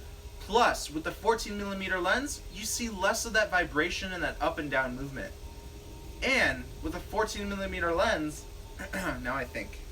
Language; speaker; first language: English; native; English